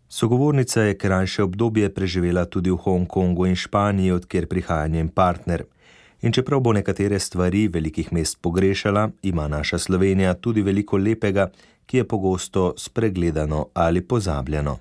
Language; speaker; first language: Slovenian; native; Slovenian